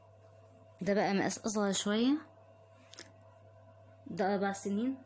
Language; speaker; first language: Arabic; native; Arabic